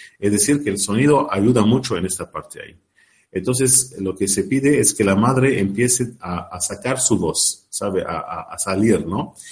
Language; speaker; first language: Spanish; non-native, learner; Arabic